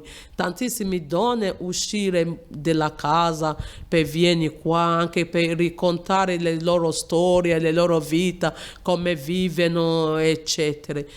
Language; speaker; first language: Italian; non-native, learner; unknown